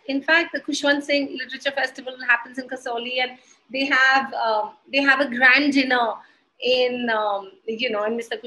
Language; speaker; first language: English; non-native, local second language; Hindi